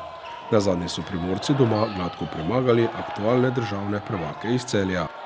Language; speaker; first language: Slovenian; native; Slovenian